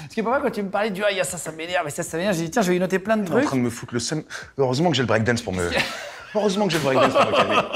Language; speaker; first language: French; native; French